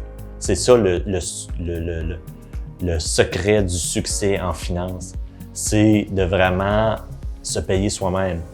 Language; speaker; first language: French; native; French